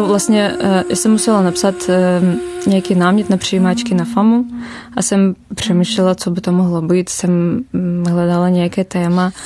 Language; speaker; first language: Czech; non-native, fluent; Russian